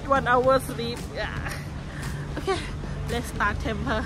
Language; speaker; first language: English; non-native, learner; Thai